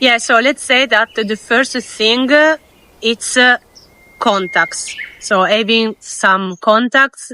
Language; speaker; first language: English; non-native, fluent; Italian